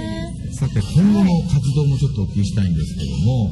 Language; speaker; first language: Japanese; native; Japanese